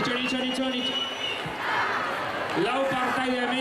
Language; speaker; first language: Basque; non-native, local second language; Spanish